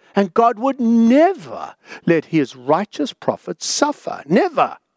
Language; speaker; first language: English; native; English